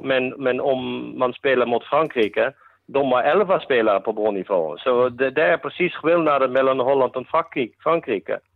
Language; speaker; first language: Swedish; non-native, fluent; Dutch